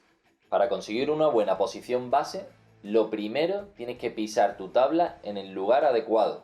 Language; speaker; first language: Spanish; native; Spanish